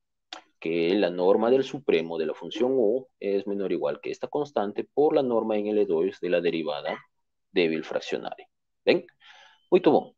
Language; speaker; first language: Spanish; native; Spanish